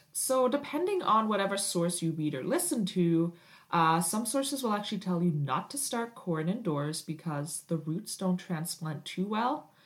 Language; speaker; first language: English; native; English